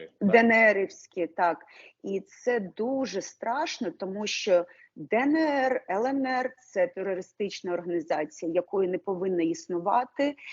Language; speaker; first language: Ukrainian; non-native, local second language; Russian